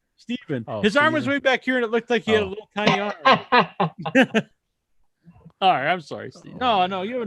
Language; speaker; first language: English; native; English